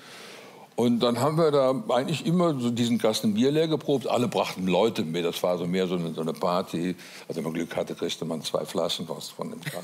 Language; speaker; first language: German; native; German